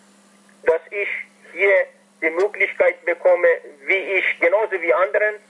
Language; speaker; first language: German; non-native, fluent; Persian